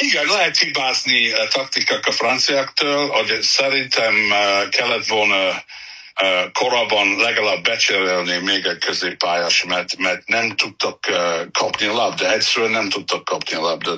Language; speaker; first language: Hungarian; non-native, fluent; English